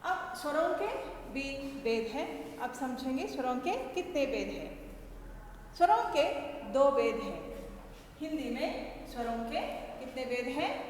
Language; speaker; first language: Hindi; non-native, local second language; Kannada